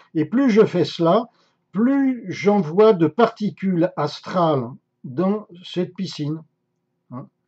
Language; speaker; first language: French; native; French